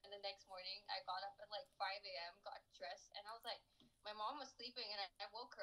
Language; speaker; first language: English; non-native, local second language; Urdu